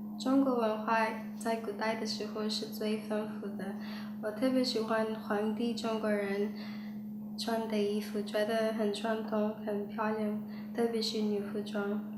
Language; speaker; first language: Chinese; non-native, learner; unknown